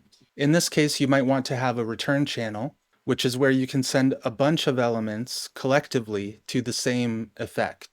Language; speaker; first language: English; native; English